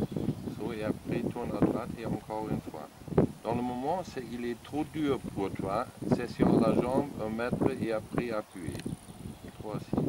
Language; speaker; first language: French; non-native, learner; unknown